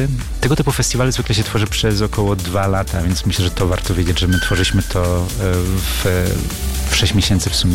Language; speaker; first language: Polish; native; Polish